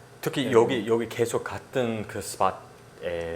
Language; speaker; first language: Korean; non-native, fluent; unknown